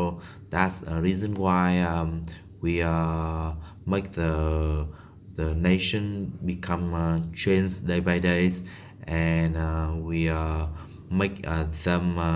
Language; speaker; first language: English; non-native, learner; Vietnamese